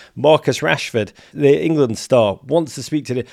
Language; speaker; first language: English; native; English